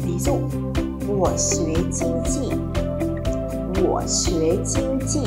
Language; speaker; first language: Chinese; non-native, fluent; Vietnamese